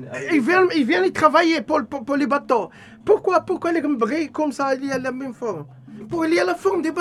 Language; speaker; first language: French; non-native, learner; Arabic